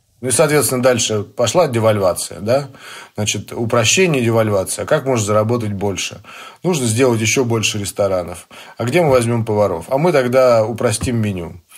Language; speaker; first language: Russian; native; Russian